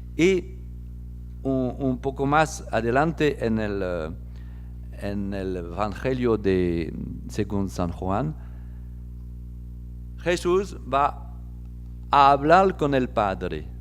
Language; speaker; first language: Spanish; non-native, fluent; French